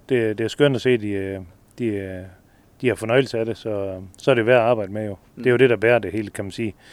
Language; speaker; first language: Danish; native; Danish